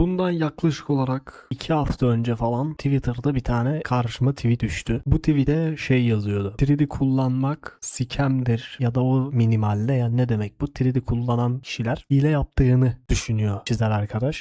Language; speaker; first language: Turkish; native; Turkish